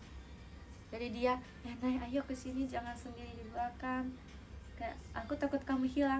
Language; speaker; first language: Indonesian; native; Indonesian